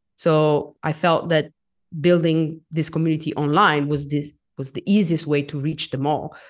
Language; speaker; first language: English; non-native, fluent; Italian